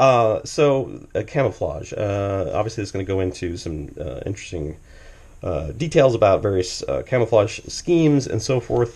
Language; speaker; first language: English; native; English